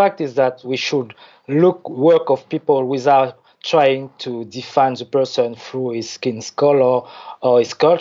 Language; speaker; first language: English; non-native, fluent; French